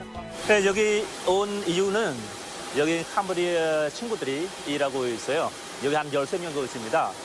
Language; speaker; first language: Korean; non-native, learner; Khmer